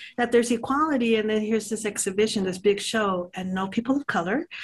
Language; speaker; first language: English; native; English